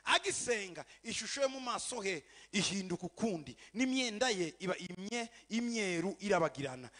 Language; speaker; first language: English; non-native, fluent; Kinyarwanda